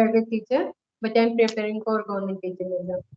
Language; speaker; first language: English; non-native, local second language; Hindi